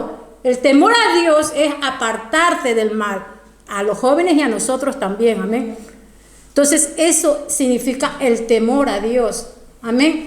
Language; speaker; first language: Spanish; native; Spanish